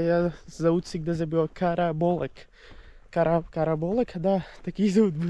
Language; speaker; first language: Russian; non-native, learner; Urdu